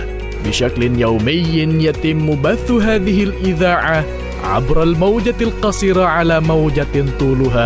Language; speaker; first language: Arabic; non-native, fluent; Indonesian